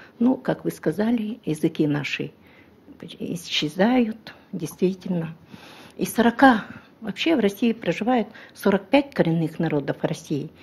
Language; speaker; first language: Russian; non-native, local second language; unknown